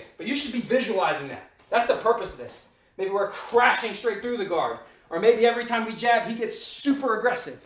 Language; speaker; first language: English; native; English